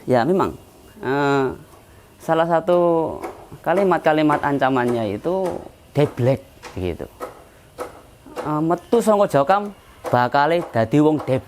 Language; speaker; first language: Indonesian; non-native, local second language; Javanese